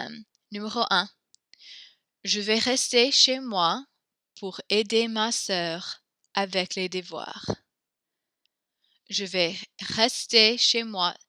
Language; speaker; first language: French; non-native, fluent; English